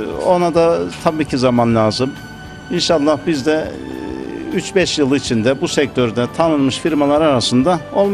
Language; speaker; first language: Turkish; native; Turkish